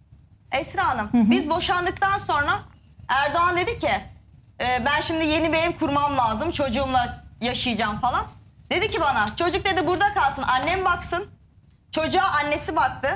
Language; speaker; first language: Turkish; native; Turkish